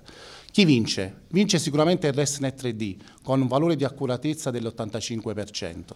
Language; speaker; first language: Italian; native; Italian